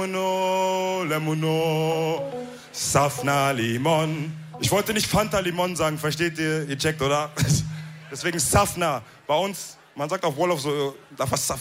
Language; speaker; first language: German; early bilingual, other home language; Wolof